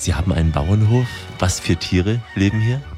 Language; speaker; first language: German; native; German